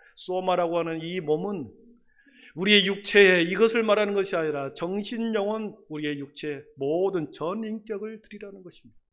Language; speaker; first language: Korean; native; Korean